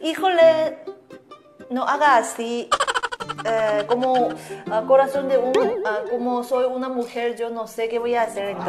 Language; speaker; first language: Spanish; non-native, learner; Korean